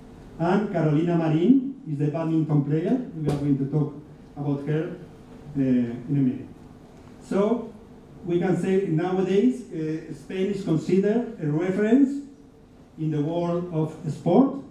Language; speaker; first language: English; non-native, fluent; Spanish